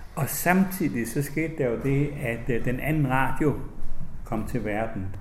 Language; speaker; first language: Danish; native; Danish